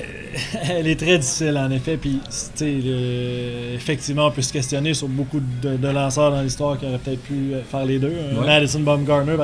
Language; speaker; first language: French; native; French